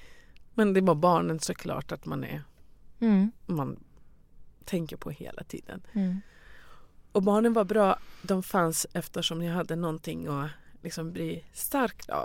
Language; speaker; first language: Swedish; non-native, fluent; Persian